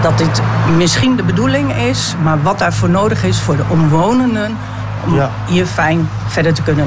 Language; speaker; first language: Dutch; native; Dutch